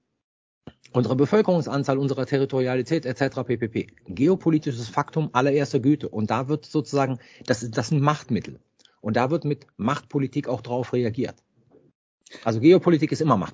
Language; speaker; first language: German; native; German